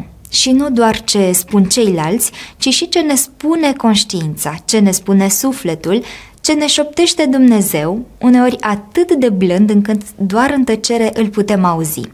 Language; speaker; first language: Romanian; native; Romanian